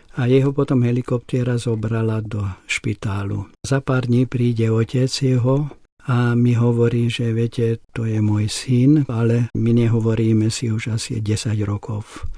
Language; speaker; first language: Slovak; non-native, local second language; Hungarian